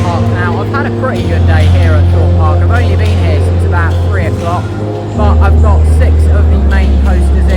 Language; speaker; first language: English; native; English